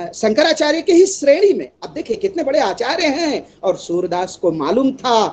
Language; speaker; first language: Hindi; native; Hindi